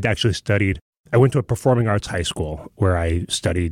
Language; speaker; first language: English; early bilingual, other home language; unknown